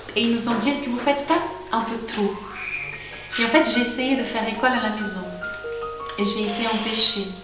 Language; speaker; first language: French; non-native, fluent; Portuguese